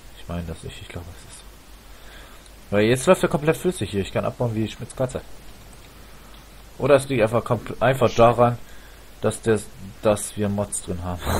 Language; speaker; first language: German; native; German